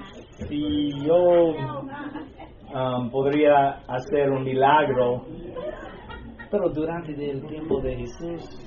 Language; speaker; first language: Spanish; non-native, learner; English